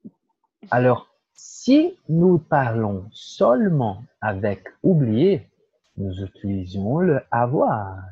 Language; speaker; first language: French; non-native, learner; Portuguese